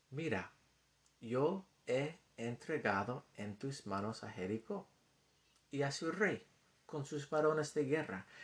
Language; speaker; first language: Spanish; non-native, fluent; English